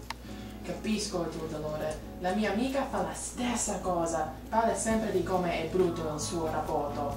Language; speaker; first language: Italian; non-native, learner; English